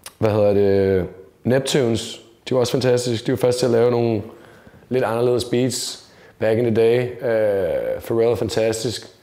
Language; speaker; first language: Danish; native; Danish